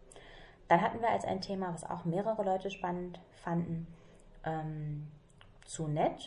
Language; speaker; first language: German; native; German